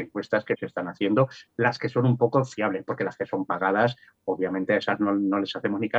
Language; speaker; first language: Spanish; native; Spanish